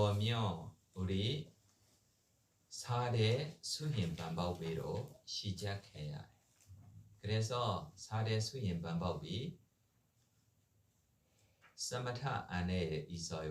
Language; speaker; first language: Korean; non-native, learner; Burmese